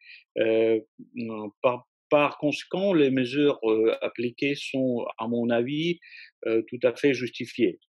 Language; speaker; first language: French; non-native, fluent; Russian